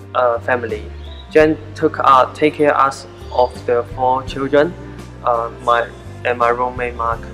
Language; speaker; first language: English; non-native, learner; Chinese